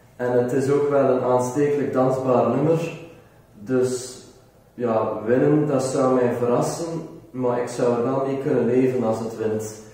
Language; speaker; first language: Dutch; native; Dutch